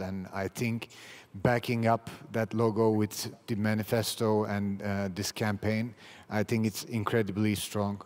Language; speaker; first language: English; non-native, fluent; Turkish